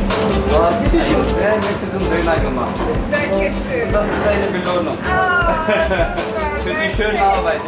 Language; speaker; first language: German; non-native, fluent; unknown